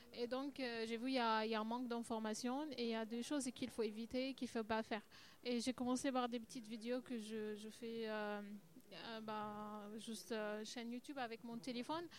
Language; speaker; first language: French; non-native, learner; Arabic